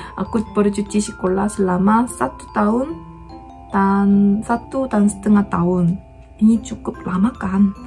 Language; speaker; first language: Indonesian; non-native, fluent; Korean